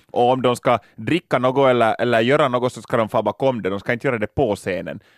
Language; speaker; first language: Swedish; native; Swedish